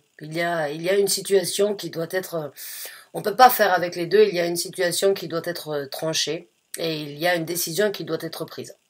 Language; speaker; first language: French; native; French